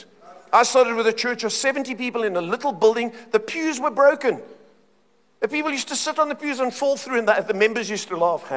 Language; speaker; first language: English; native; English